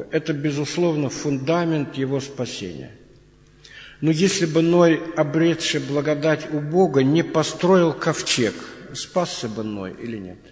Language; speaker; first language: Russian; native; Russian